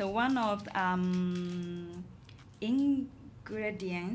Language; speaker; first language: English; non-native, learner; Japanese